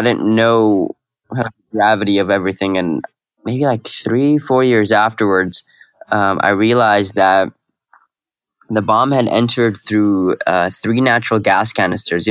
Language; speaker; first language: English; early bilingual, other home language; Arabic